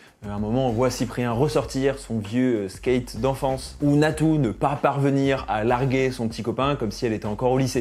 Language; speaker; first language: French; native; French